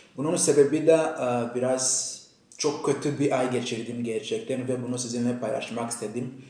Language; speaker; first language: Turkish; non-native, fluent; Kinyarwanda